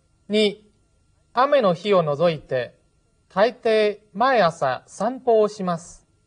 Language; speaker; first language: Japanese; non-native, fluent; Chinese